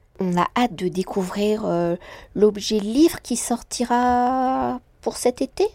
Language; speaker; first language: French; native; French